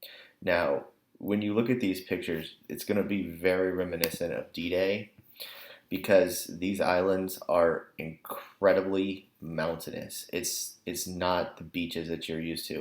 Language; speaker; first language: English; native; English